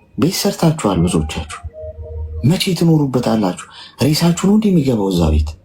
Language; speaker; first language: Amharic; native; Amharic